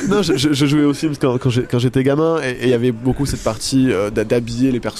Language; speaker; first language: French; native; French